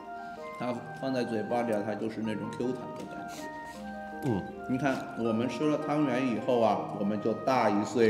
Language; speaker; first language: Chinese; native; Chinese